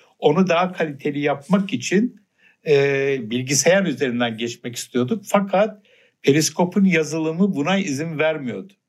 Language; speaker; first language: Turkish; native; Turkish